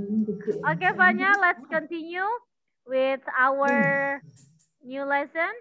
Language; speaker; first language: English; non-native, learner; Indonesian